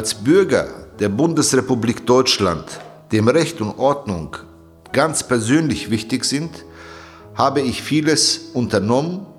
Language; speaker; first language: German; native; German